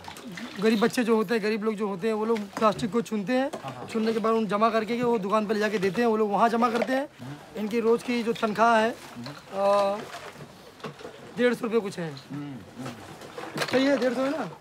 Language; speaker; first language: Hindi; native; Hindi